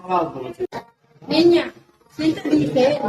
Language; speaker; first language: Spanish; non-native, learner; English